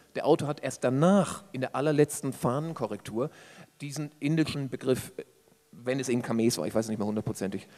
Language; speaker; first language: German; native; German